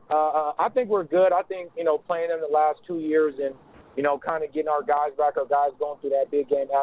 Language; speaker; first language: English; early bilingual, other home language; Lingala